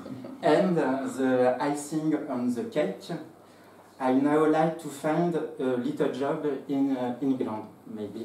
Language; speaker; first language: English; non-native, fluent; French